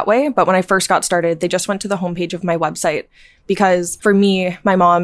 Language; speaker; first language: English; native; English